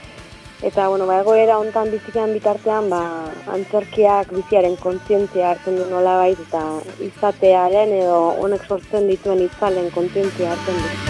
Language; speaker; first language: Basque; native; Basque